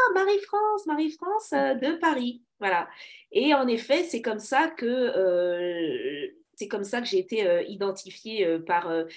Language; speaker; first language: French; native; French